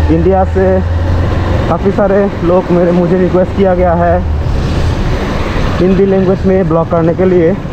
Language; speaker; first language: Hindi; non-native, learner; Chakma